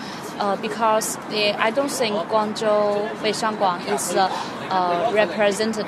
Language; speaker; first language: English; non-native, fluent; Chinese